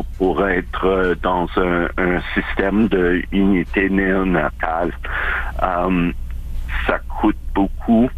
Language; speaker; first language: French; non-native, local second language; English